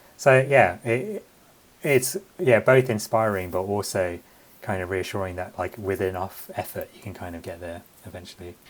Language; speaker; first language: English; native; English